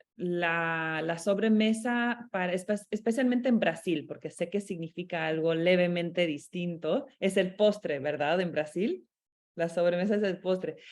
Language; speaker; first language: Spanish; non-native, fluent; Romanian